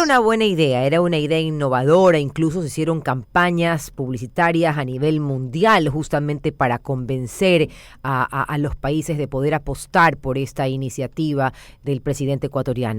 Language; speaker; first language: Spanish; native; Spanish